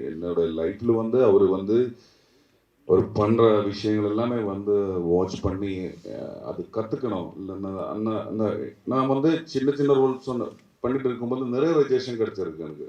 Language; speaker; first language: Tamil; non-native, learner; Malayalam